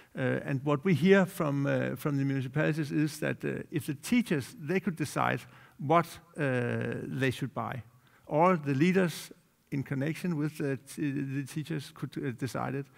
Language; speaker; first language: English; non-native, fluent; Danish